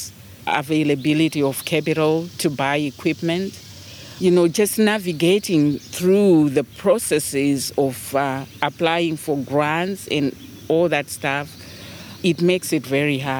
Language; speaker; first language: English; non-native, local second language; Shona